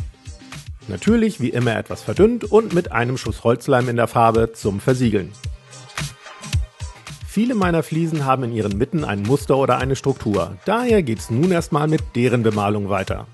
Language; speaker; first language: German; native; German